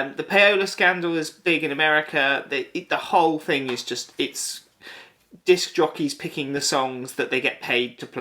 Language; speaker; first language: English; native; English